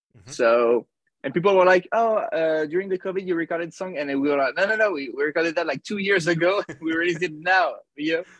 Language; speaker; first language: English; non-native, fluent; French